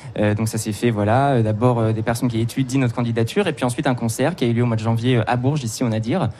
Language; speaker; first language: French; native; French